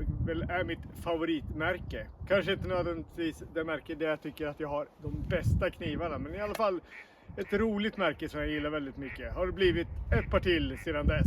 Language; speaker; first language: Swedish; native; Swedish